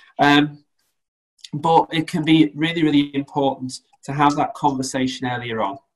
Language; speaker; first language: English; native; English